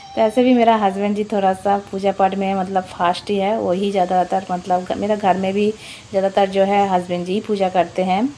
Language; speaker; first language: Hindi; non-native, local second language; Odia